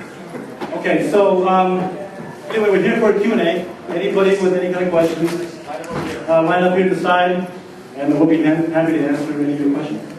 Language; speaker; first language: English; native; English